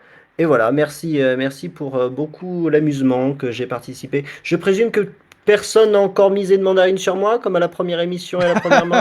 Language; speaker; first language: French; native; French